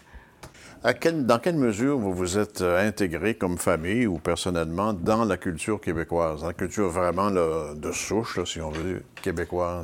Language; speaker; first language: French; native; French